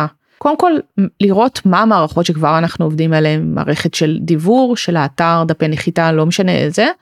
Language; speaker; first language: Hebrew; native; Hebrew